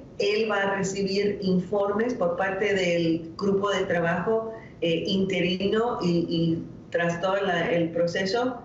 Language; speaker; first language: Spanish; non-native, fluent; English